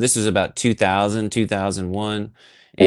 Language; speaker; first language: English; native; English